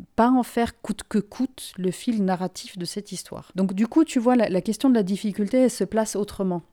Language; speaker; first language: French; non-native, local second language; Finnish